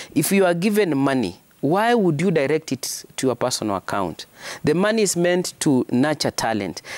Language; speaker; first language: English; non-native, local second language; Swahili